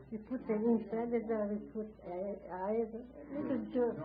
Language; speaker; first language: English; non-native, learner; Ladino